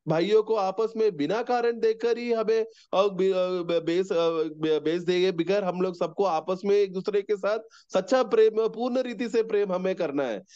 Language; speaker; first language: Hindi; non-native, local second language; Malayalam